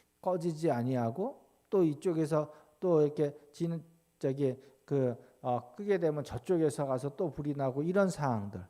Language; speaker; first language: Korean; native; Korean